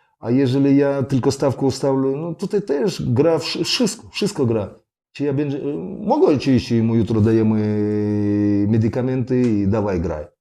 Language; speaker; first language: Polish; non-native, fluent; Russian